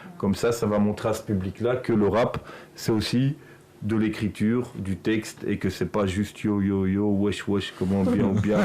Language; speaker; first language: French; native; French